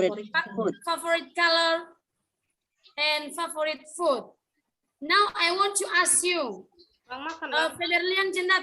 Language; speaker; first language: English; non-native, learner; Indonesian